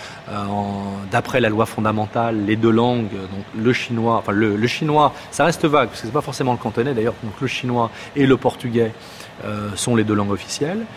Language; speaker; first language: French; native; French